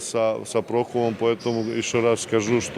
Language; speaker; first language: Russian; non-native, learner; Serbian